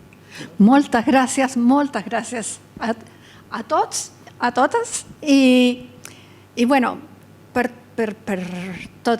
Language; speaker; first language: Catalan; early bilingual, heritage; Catalan